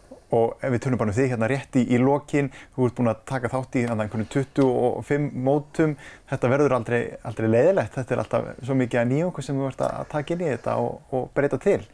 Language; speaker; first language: Icelandic; native; Icelandic